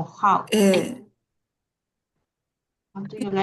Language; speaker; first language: English; non-native, learner; Spanish